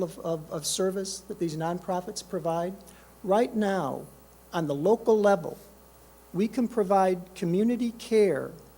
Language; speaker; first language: English; native; English